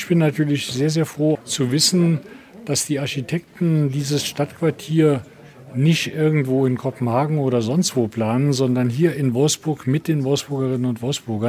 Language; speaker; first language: German; native; German